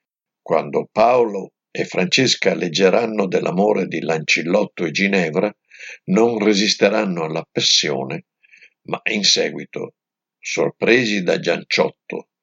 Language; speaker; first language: Italian; native; Italian